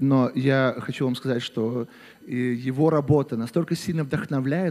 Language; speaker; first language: Russian; native; Russian